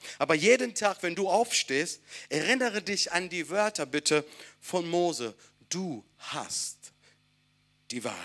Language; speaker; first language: German; non-native, fluent; Italian